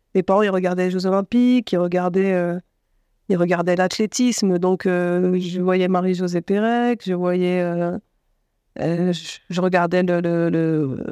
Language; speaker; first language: French; native; French